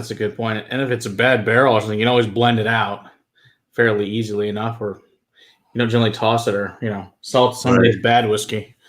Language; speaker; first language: English; native; English